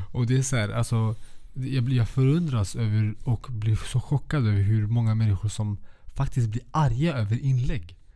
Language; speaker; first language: Swedish; early bilingual, other home language; Kurdish